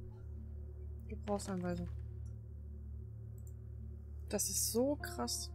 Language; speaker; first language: German; native; German